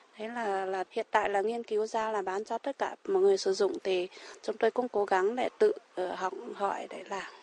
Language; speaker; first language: Vietnamese; non-native, local second language; Iu Mien